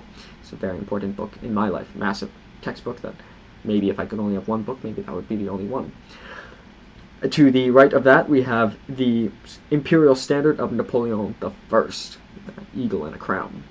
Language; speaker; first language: English; native; English